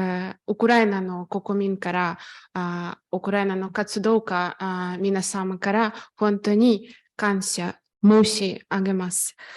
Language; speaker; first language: Japanese; non-native, fluent; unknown